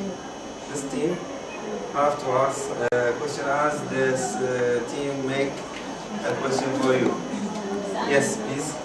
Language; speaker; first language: English; non-native, fluent; Arabic